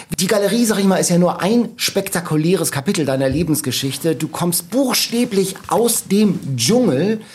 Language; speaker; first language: German; native; German